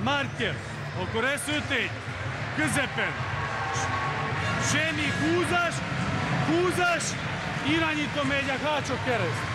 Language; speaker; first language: Hungarian; non-native, fluent; Serbian